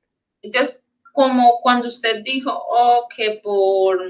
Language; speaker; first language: Spanish; native; Spanish